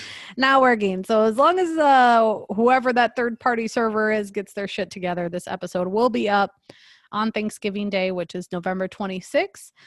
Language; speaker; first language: English; early bilingual, other home language; Spanish